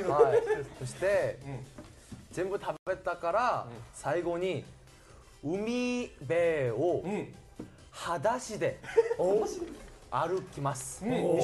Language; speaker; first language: Japanese; non-native, learner; Korean